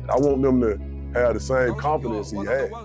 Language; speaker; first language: English; native; English